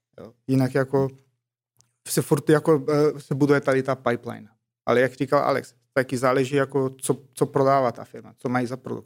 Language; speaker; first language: Czech; non-native, fluent; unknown